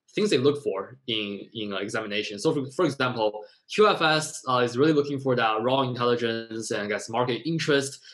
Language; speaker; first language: English; non-native, fluent; Chinese